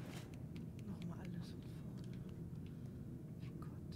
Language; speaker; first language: German; native; German